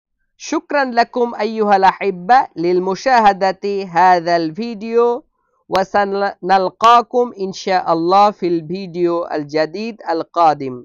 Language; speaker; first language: Arabic; non-native, fluent; Bangla